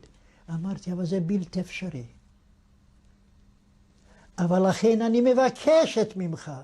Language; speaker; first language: Hebrew; non-native, fluent; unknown